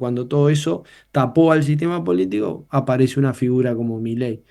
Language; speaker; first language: Spanish; native; Spanish